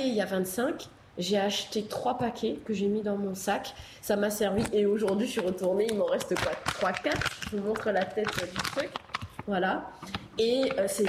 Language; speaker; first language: French; native; French